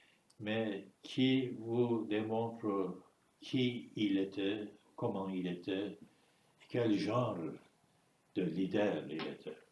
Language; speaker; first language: French; non-native, fluent; Turkish